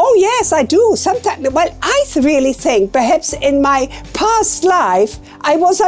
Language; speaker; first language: English; non-native, fluent; German